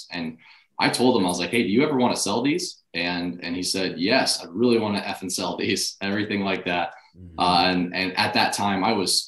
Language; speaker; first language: English; native; English